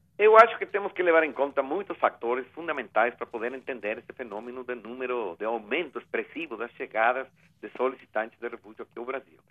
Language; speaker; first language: Portuguese; non-native, fluent; Spanish